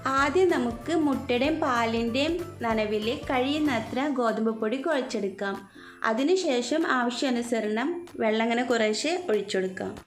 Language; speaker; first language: Malayalam; native; Malayalam